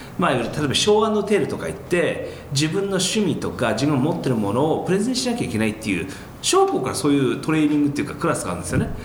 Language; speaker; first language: Japanese; early bilingual, heritage; Japanese